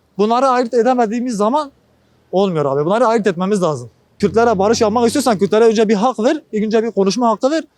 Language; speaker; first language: Turkish; non-native, local second language; Kurdish